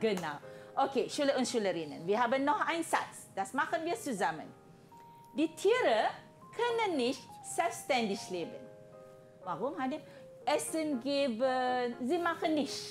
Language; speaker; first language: German; non-native, fluent; Malay